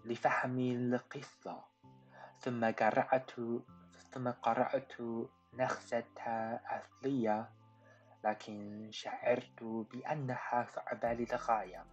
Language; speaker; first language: Arabic; non-native, fluent; Chinese